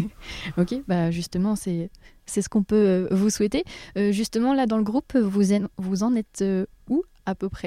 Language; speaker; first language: French; native; French